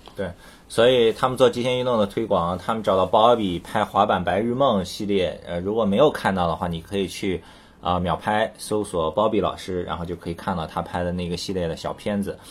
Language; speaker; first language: Chinese; native; Chinese